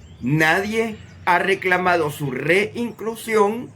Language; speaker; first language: Spanish; native; Spanish